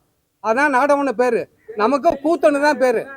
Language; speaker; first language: Tamil; native; Tamil